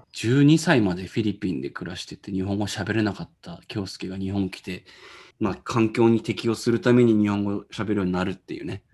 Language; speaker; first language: Japanese; native; Japanese